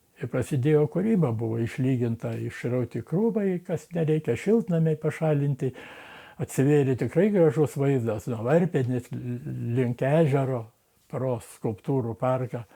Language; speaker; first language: Lithuanian; native; Lithuanian